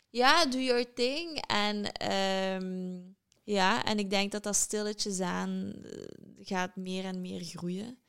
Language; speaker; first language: Dutch; native; Dutch